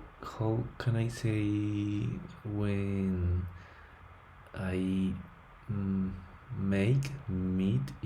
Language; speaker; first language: English; non-native, learner; Spanish